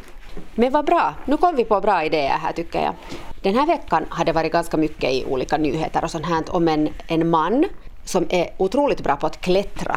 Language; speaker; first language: Swedish; native; Swedish